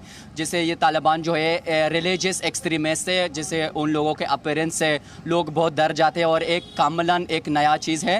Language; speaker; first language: Hindi; non-native, fluent; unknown